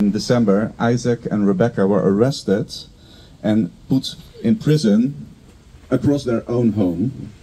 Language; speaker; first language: English; non-native, fluent; Dutch